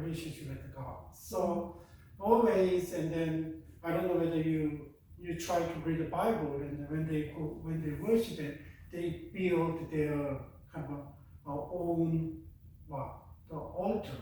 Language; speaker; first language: English; non-native, fluent; Korean